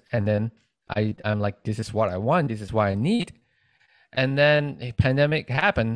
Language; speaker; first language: English; non-native, local second language; Chinese